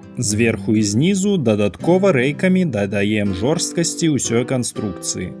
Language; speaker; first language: Belarusian; native; Belarusian